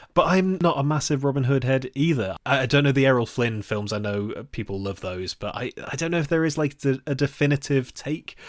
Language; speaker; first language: English; native; English